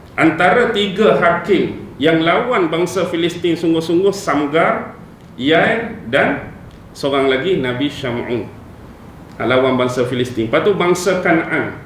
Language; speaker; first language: Malay; native; Malay